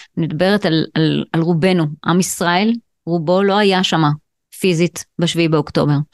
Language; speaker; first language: Hebrew; native; Hebrew